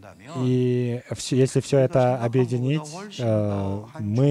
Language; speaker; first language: Russian; non-native, fluent; Korean